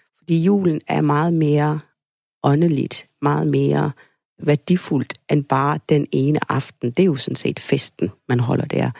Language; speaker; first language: Danish; early bilingual, other home language; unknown